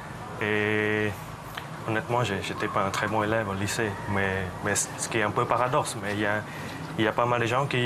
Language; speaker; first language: French; non-native, fluent; Khmer